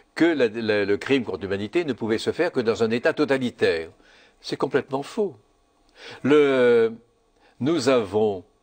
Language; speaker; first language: French; native; French